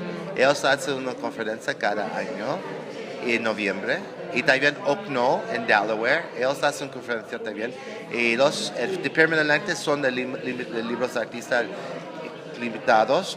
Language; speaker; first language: Spanish; non-native, learner; English